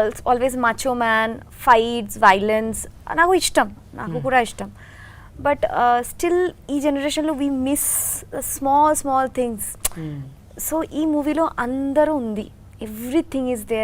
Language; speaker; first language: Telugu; non-native, learner; Bangla